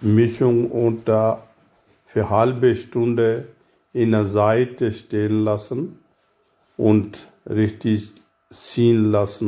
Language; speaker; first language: German; non-native, learner; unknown